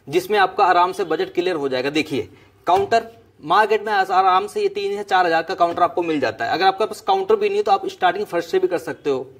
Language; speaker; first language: Hindi; native; Hindi